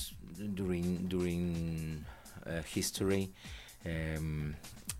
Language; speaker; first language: English; non-native, fluent; Spanish